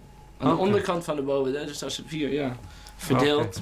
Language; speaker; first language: Dutch; native; Dutch